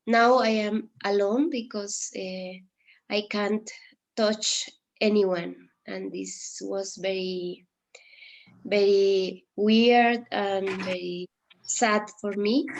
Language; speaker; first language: English; non-native, learner; Spanish